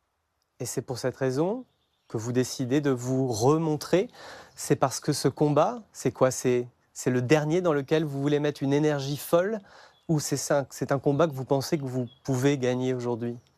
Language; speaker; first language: French; native; French